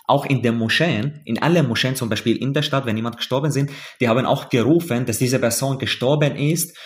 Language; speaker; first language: German; non-native, fluent; Arabic